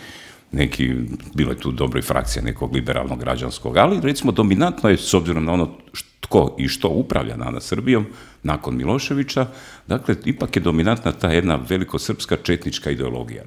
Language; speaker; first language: Croatian; native; Croatian